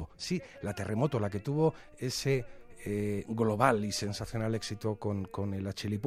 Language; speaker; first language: Spanish; native; Spanish